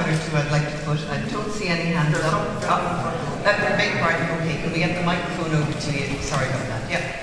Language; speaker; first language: English; native; English